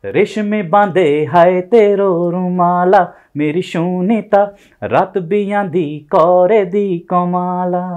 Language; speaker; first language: Hindi; native; Hindi